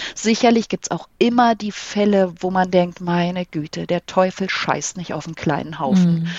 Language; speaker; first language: German; native; German